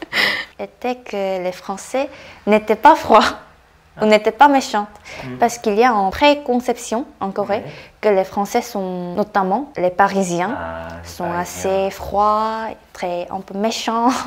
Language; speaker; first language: French; non-native, fluent; Korean